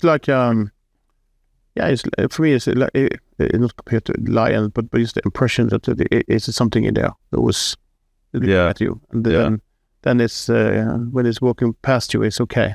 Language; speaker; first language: English; non-native, fluent; Norwegian